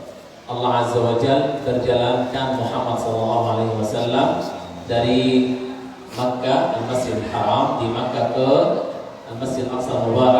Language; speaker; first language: Indonesian; non-native, learner; Arabic